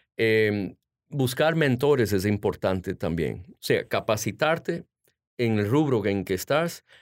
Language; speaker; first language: Spanish; early bilingual, heritage; Spanish